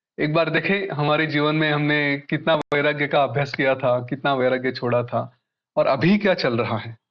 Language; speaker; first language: Hindi; non-native, local second language; Marathi